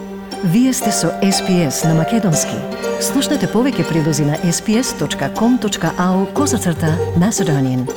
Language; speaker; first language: Macedonian; native; Macedonian